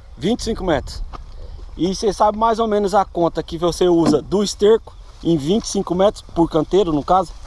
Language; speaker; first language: Portuguese; native; Portuguese